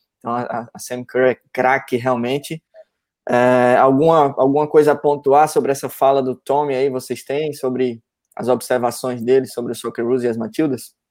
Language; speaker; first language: Portuguese; native; Portuguese